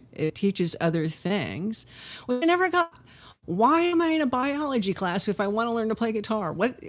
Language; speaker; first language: English; native; English